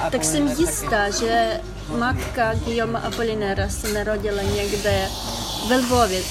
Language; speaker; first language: Czech; non-native, fluent; Ukrainian